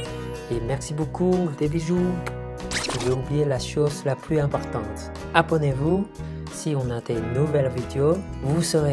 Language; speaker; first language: French; non-native, fluent; Chinese